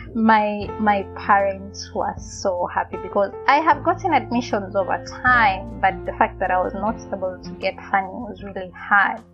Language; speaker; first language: English; non-native, local second language; Gusii